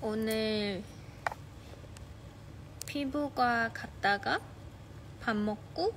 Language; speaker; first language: Korean; non-native, fluent; Chinese